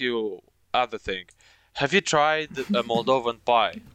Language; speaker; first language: English; non-native, fluent; Romanian